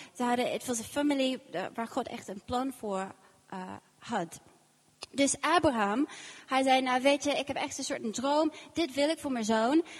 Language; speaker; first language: Dutch; non-native, fluent; English